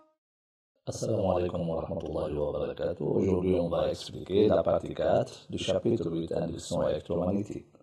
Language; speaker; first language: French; non-native, local second language; Arabic